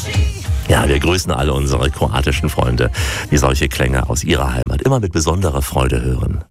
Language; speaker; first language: German; native; German